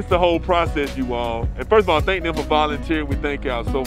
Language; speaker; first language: English; native; English